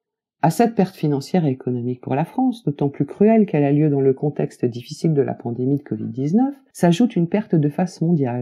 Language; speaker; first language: French; native; French